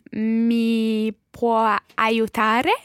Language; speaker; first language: Italian; non-native, learner; English